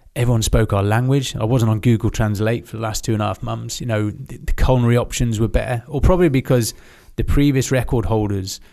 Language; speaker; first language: English; native; English